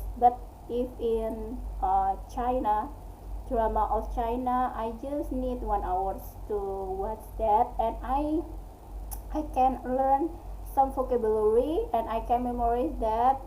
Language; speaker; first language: English; non-native, learner; Indonesian